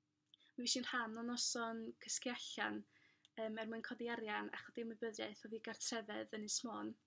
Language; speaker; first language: Welsh; native; Welsh